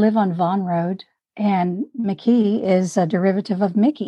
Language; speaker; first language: English; native; English